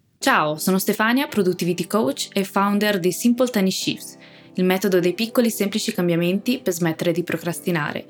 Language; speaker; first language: Italian; native; Italian